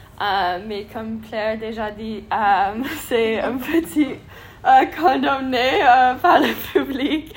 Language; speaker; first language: French; non-native, learner; English